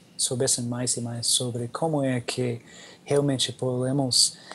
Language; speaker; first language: Portuguese; non-native, learner; English